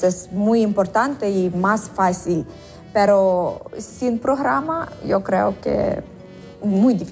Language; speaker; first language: Spanish; non-native, learner; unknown